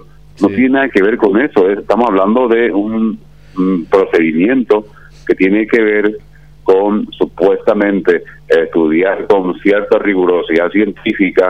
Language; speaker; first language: Spanish; native; Spanish